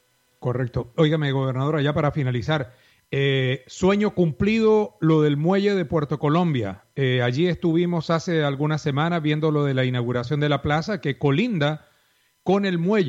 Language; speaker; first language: Spanish; native; Spanish